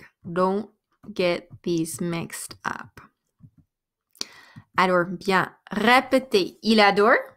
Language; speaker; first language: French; non-native, fluent; English